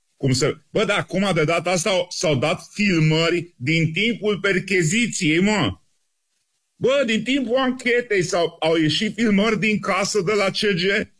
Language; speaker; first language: Romanian; native; Romanian